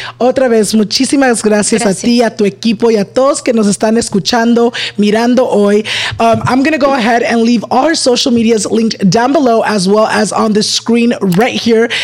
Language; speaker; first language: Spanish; early bilingual, heritage; Spanish